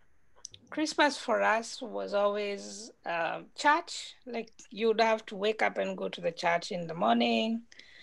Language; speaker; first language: English; non-native, local second language; Kikuyu